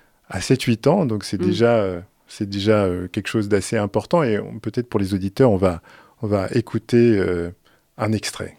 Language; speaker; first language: French; native; French